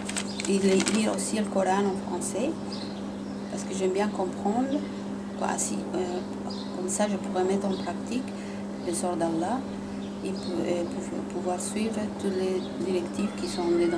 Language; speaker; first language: French; non-native, fluent; Spanish